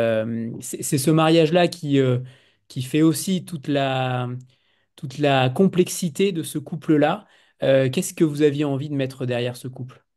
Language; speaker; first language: French; native; French